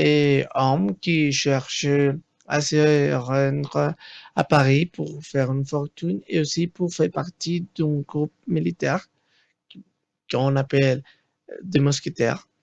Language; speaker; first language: French; non-native, learner; Spanish